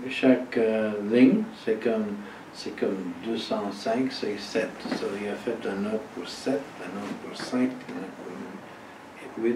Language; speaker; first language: French; non-native, learner; English